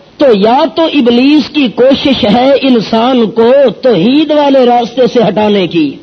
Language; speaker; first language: Urdu; non-native, local second language; Pashto